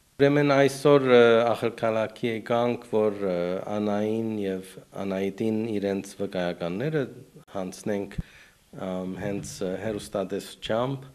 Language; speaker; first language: Armenian; early bilingual, heritage; Armenian